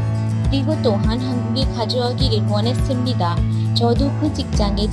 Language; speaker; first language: Korean; non-native, learner; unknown